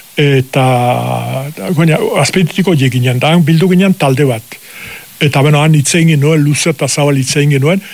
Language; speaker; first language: Basque; native; Basque